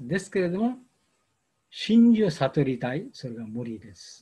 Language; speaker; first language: Japanese; non-native, learner; Bangla